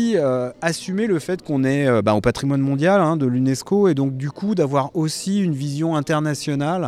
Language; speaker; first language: French; native; French